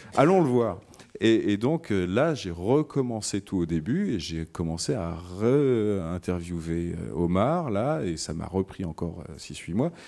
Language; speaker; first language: French; native; French